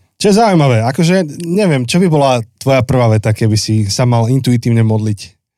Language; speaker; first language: Slovak; native; Slovak